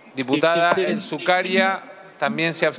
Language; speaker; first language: Spanish; native; Spanish